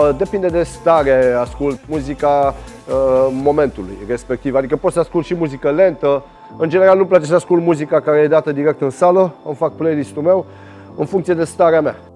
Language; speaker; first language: Romanian; early bilingual, heritage; Romanian